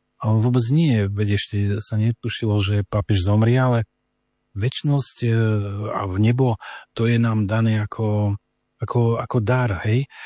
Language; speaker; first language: Slovak; native; Slovak